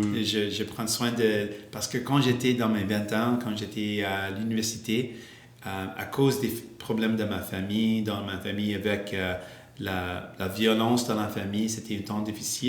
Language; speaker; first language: French; non-native, local second language; English